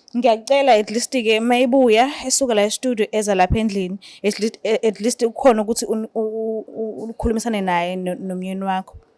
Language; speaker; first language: Zulu; native; Zulu